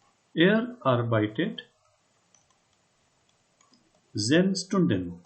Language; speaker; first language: German; non-native, fluent; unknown